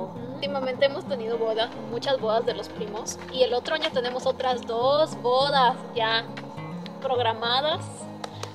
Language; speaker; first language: Spanish; native; Spanish